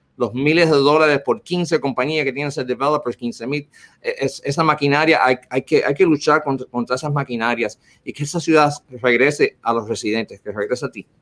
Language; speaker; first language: Spanish; early bilingual, heritage; Spanish